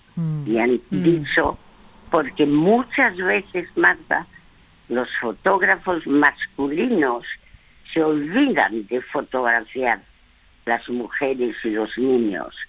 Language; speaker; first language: Spanish; early bilingual, other home language; French